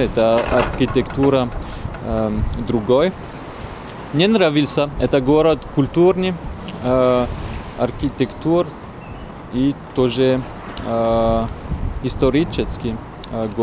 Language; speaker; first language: Russian; non-native, learner; French